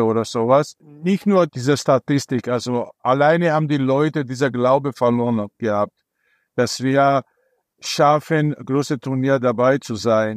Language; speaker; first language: German; non-native, fluent; Georgian